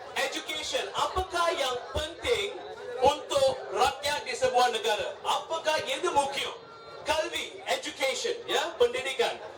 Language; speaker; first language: Malay; non-native, local second language; Tamil